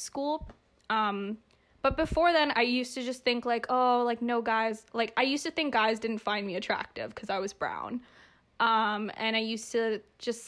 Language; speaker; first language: English; early bilingual, other home language; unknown